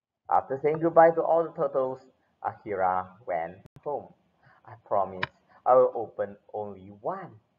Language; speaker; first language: English; non-native, local second language; Chinese